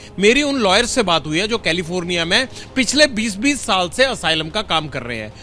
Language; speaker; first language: Hindi; non-native, local second language; Punjabi